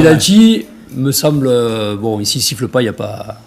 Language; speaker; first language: French; native; French